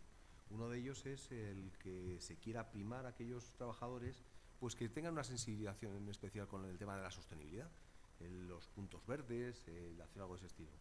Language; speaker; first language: Spanish; native; Spanish